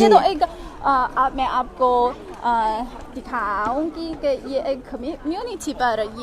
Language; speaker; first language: Urdu; non-native, fluent; Chinese